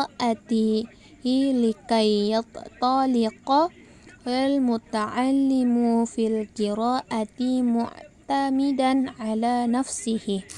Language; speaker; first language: Arabic; non-native, learner; Indonesian